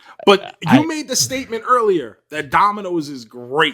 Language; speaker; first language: English; native; English